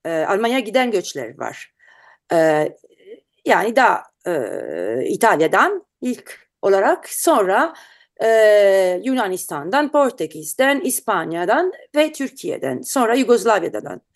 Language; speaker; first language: Turkish; non-native, learner; Italian